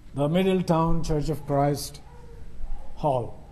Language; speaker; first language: English; non-native, local second language; Telugu